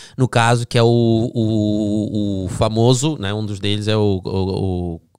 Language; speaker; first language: Portuguese; early bilingual, heritage; English